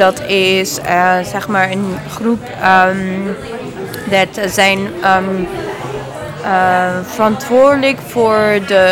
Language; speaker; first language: Dutch; non-native, learner; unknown